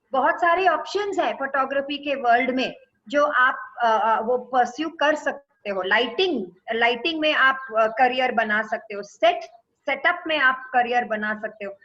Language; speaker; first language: Hindi; non-native, local second language; Tamil